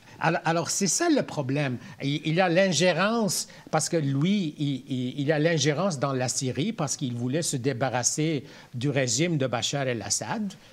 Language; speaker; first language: French; non-native, local second language; Armenian